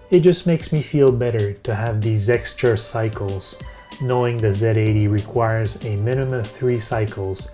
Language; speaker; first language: English; native; English